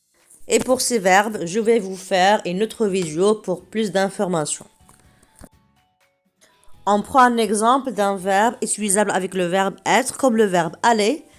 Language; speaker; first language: French; non-native, local second language; Arabic